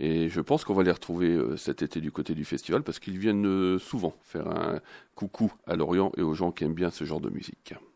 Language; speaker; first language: French; native; French